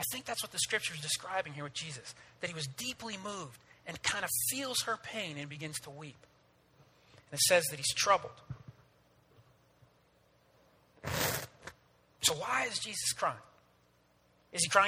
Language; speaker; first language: English; native; English